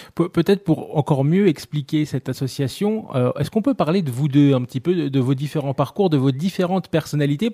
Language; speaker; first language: French; native; French